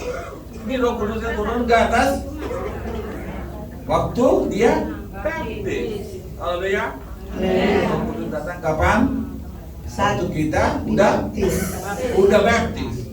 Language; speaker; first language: Indonesian; non-native, learner; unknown